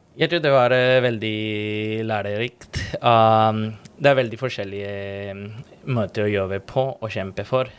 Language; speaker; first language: Norwegian; non-native, fluent; Spanish